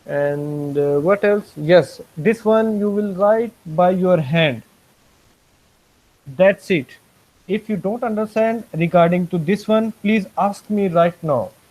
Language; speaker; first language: English; non-native, fluent; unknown